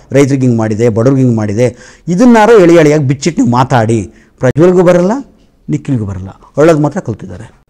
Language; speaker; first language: Kannada; native; Kannada